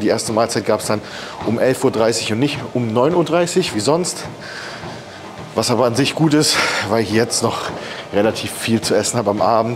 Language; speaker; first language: German; native; German